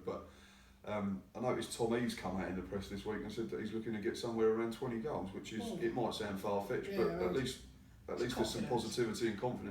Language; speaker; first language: English; native; English